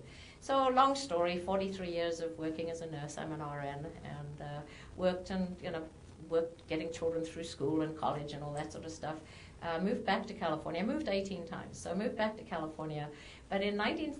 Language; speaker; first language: English; native; English